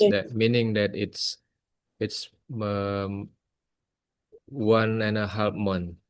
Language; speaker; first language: English; non-native, fluent; Indonesian